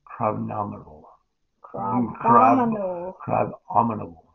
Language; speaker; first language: English; native; English